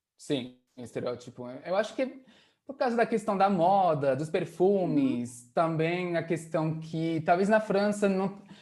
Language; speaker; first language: Portuguese; non-native, fluent; French